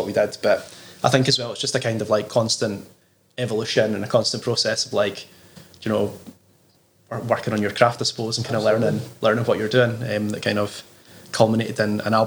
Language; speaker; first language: English; native; English